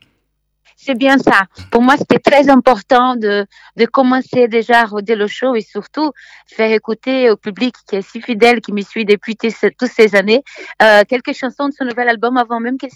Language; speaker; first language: French; non-native, fluent; Portuguese